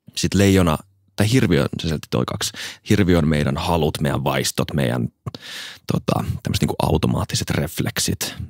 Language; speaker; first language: Finnish; native; Finnish